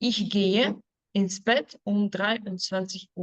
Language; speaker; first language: German; non-native, fluent; Spanish